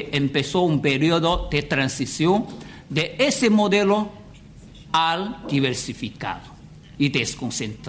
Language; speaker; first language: Spanish; non-native, fluent; Chinese